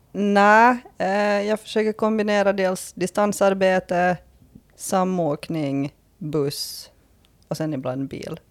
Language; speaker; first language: Swedish; native; Swedish